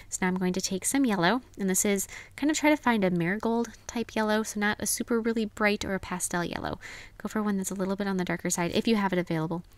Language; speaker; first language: English; native; English